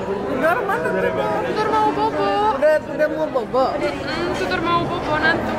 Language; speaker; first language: Indonesian; non-native, fluent; Romanian